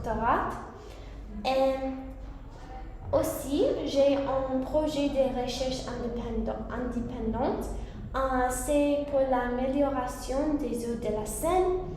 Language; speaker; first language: French; non-native, learner; English